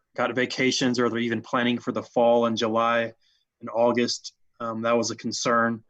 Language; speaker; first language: English; native; English